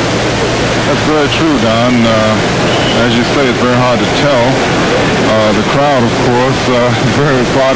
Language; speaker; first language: English; native; English